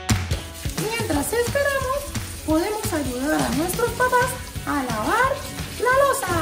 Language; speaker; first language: Spanish; native; Spanish